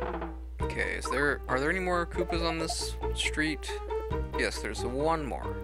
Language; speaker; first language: English; native; English